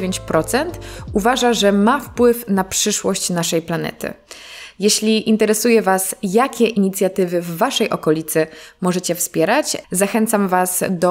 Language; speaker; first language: Polish; native; Polish